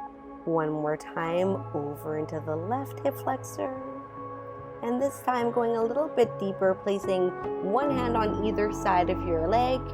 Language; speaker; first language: English; native; English